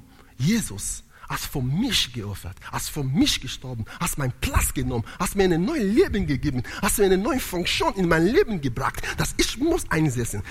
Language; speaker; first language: German; non-native, learner; Italian